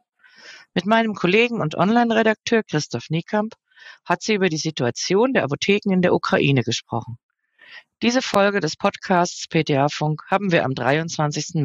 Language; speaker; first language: German; native; German